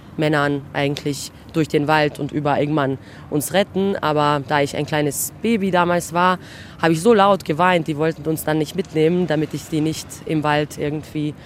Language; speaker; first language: German; early bilingual, heritage; Bosnian